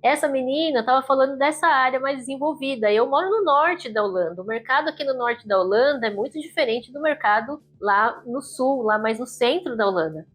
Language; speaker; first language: Portuguese; native; Portuguese